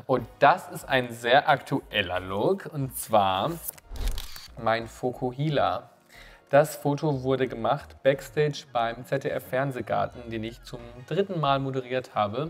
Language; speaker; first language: German; native; German